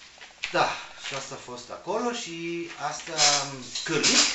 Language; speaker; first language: Romanian; non-native, learner; Spanish